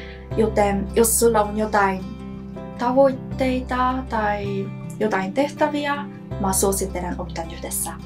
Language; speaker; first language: Finnish; non-native, learner; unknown